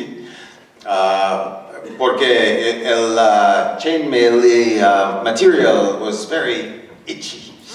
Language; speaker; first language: Spanish; non-native, learner; English